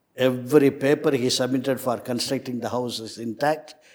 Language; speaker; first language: English; non-native, local second language; Tamil